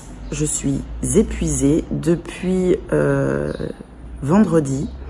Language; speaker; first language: French; native; French